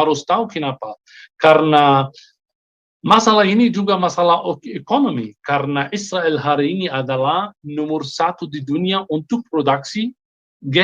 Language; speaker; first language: Indonesian; non-native, fluent; Hebrew